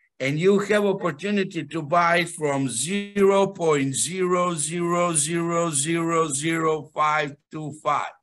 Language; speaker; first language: English; non-native, fluent; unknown